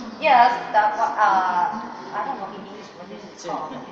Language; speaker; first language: English; non-native, learner; Thai